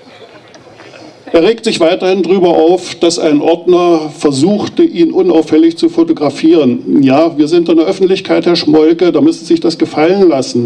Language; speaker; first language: German; native; German